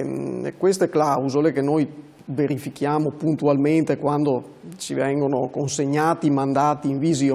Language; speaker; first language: Italian; native; Italian